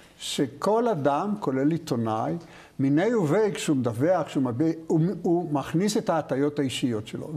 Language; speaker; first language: Hebrew; native; Hebrew